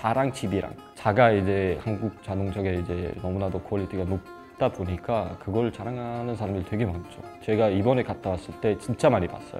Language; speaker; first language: Korean; non-native, fluent; Uzbek